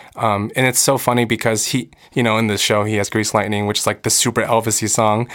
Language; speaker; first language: English; early bilingual, other home language; Korean